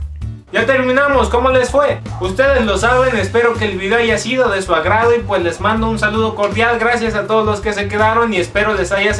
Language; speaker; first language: Spanish; native; Spanish